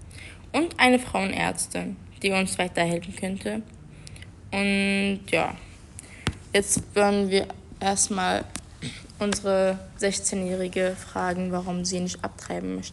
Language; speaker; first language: German; non-native, learner; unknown